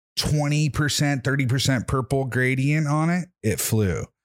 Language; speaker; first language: English; native; English